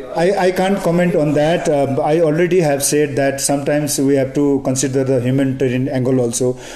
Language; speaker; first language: English; non-native, local second language; Nepali